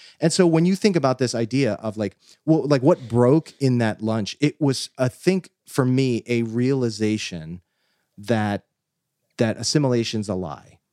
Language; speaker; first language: English; native; English